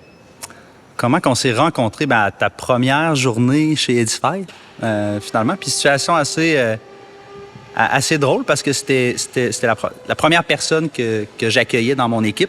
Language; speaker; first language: French; native; French